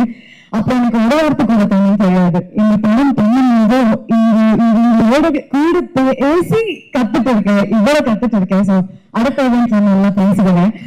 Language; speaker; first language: Tamil; non-native, learner; English